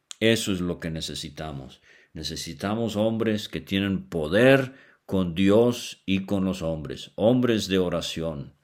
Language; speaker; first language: Spanish; native; Spanish